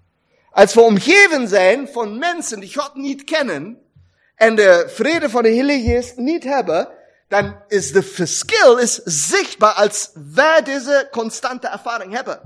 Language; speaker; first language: German; non-native, learner; Dutch